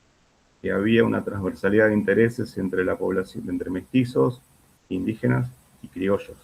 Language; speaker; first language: Spanish; native; Spanish